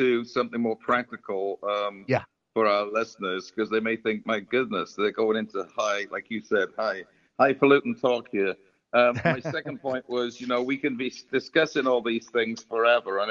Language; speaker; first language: English; native; English